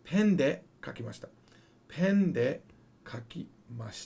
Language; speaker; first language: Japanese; non-native, fluent; English